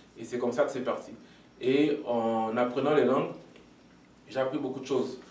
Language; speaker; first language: French; non-native, local second language; Lingala